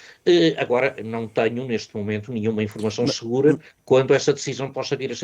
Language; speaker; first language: Portuguese; native; Portuguese